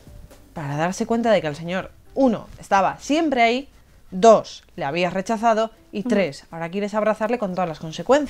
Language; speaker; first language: Spanish; native; Spanish